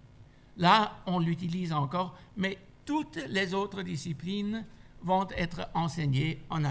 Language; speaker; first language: French; non-native, fluent; German